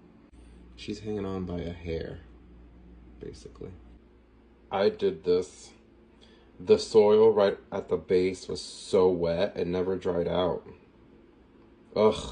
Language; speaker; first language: English; native; English